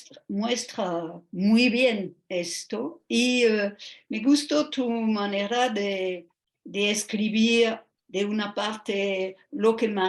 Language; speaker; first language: Spanish; non-native, fluent; French